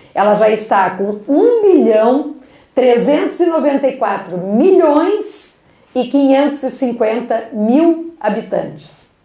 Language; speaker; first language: Portuguese; native; Portuguese